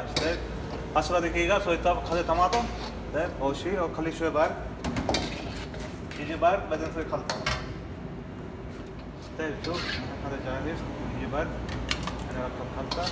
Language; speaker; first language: Arabic; non-native, learner; Urdu